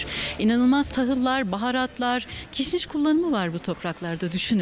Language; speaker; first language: Turkish; native; Turkish